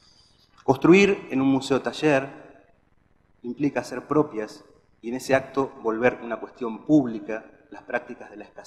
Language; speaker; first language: Spanish; native; Spanish